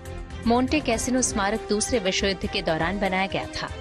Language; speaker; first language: Hindi; native; Hindi